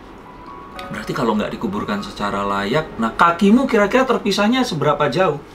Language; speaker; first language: Indonesian; native; Indonesian